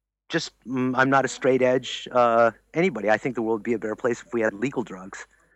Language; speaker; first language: English; early bilingual, other home language; German